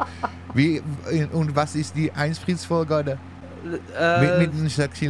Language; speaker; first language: German; non-native, learner; Dutch